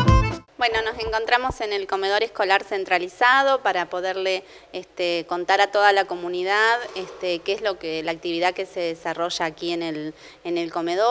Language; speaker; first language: Spanish; native; Spanish